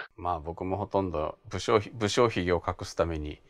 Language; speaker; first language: Japanese; native; Japanese